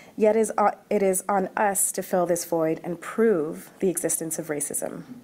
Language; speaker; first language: English; early bilingual, other home language; Arabic